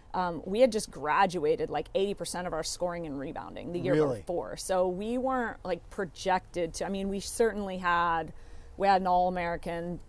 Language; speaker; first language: English; native; English